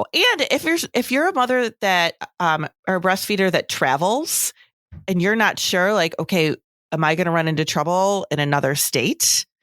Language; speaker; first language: English; native; English